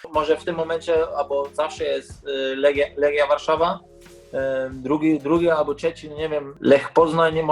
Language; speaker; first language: Polish; early bilingual, heritage; Polish